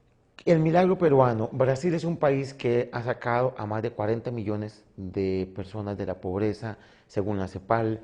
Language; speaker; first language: Spanish; native; Spanish